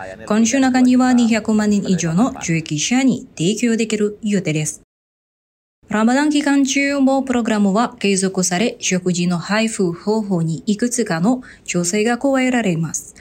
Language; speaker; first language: Japanese; non-native, fluent; Indonesian